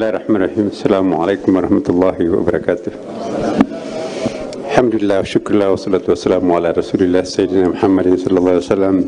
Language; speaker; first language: Arabic; non-native, fluent; Indonesian